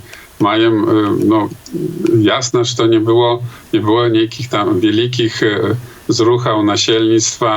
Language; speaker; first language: Polish; non-native, local second language; Belarusian